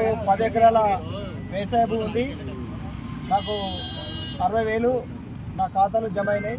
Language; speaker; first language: Telugu; native; Telugu